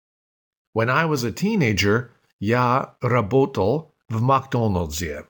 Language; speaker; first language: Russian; non-native, fluent; English